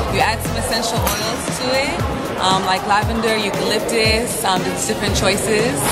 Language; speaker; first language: English; native; English